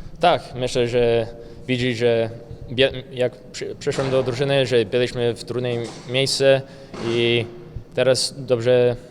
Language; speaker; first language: Polish; early bilingual, heritage; Polish